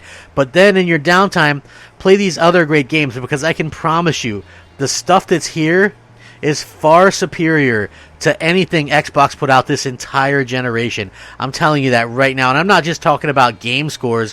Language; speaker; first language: English; native; English